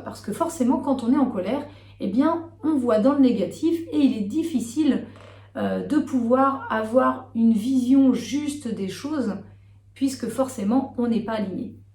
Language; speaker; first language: French; native; French